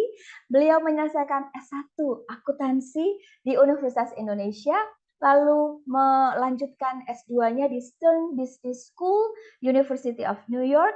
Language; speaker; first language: Indonesian; native; Indonesian